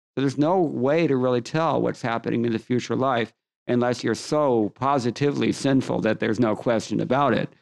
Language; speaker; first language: English; native; English